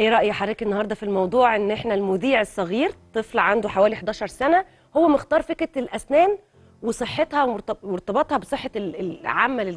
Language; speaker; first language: Arabic; native; Arabic